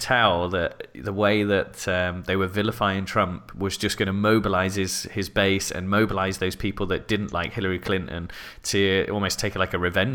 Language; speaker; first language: English; native; English